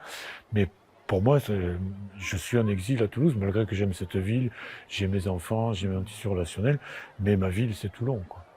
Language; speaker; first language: French; native; French